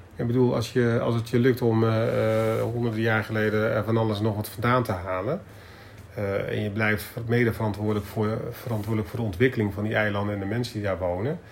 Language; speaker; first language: Dutch; native; Dutch